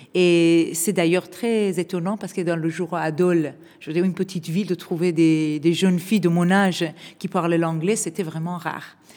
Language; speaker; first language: French; non-native, fluent; Persian